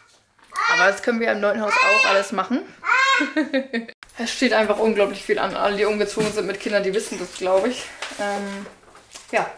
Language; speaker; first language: German; native; German